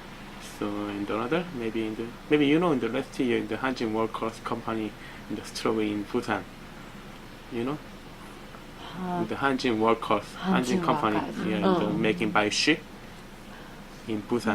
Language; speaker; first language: English; non-native, learner; Korean